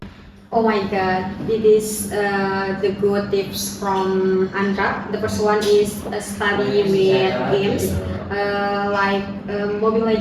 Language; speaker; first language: English; non-native, learner; Indonesian